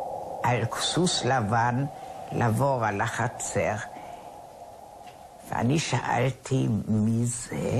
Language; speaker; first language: Hebrew; non-native, fluent; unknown